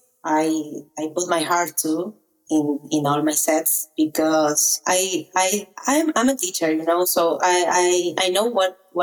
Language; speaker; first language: English; non-native, learner; Spanish